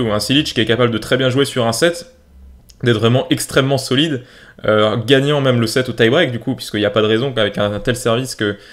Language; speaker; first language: French; native; French